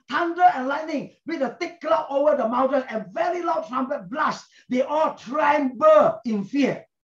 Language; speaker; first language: English; non-native, local second language; Chinese